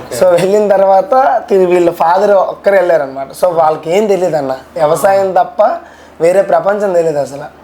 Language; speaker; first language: Telugu; native; Telugu